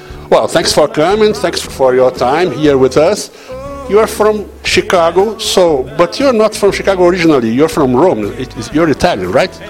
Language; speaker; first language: English; non-native, learner; Portuguese